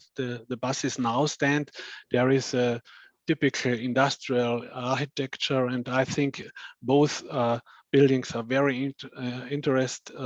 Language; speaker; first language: English; non-native, fluent; German